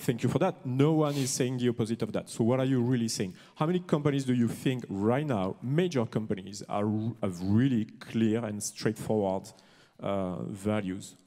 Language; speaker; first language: English; non-native, fluent; French